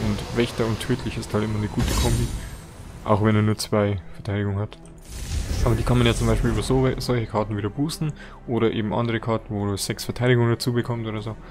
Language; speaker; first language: German; native; German